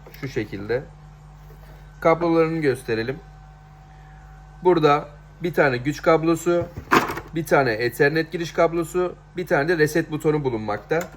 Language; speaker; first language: Turkish; native; Turkish